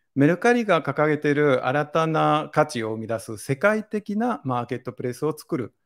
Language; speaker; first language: Japanese; non-native, fluent; Spanish